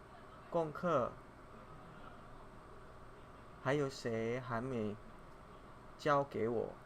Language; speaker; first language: Chinese; non-native, fluent; Indonesian